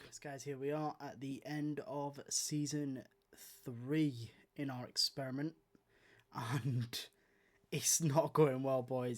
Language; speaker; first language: English; native; English